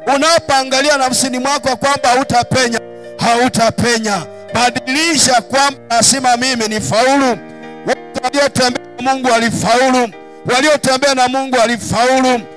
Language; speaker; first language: Swahili; non-native, local second language; Luyia